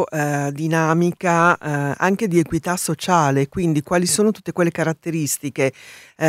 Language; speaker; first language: Italian; native; Italian